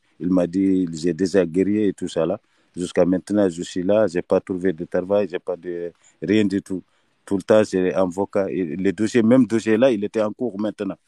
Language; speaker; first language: French; non-native, learner; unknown